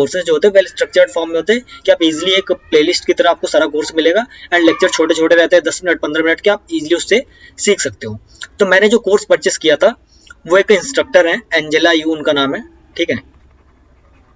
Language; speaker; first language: Hindi; native; Hindi